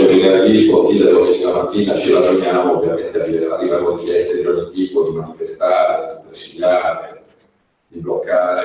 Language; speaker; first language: Italian; native; Italian